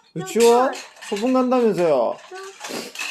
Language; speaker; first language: Korean; native; Korean